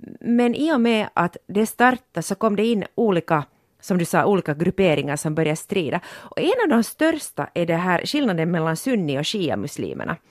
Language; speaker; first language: Swedish; non-native, local second language; Finnish